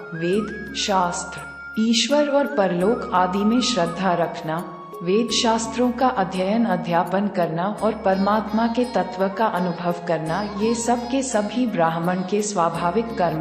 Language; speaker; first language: Hindi; native; Hindi